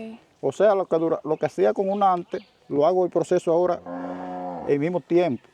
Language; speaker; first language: Spanish; native; Spanish